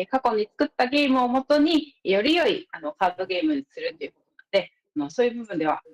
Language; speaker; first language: Japanese; native; Japanese